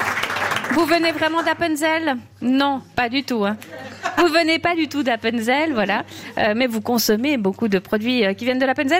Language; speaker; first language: French; native; French